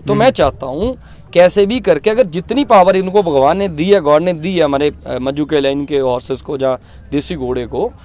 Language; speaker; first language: Hindi; native; Hindi